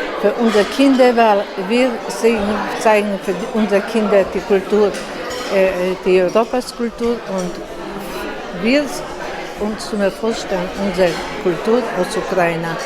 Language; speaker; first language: German; non-native, learner; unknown